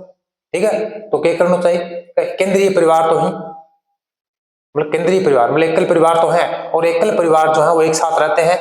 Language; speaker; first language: Hindi; native; Hindi